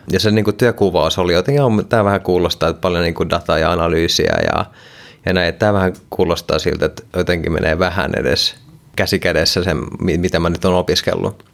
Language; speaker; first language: Finnish; non-native, local second language; Swedish